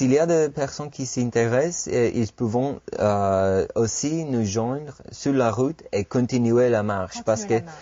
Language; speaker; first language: French; non-native, fluent; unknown